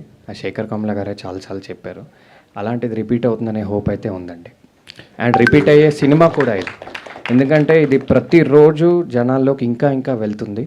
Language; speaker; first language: Telugu; native; Telugu